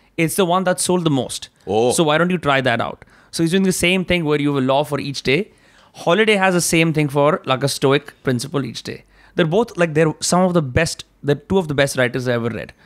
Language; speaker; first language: English; non-native, local second language; Hindi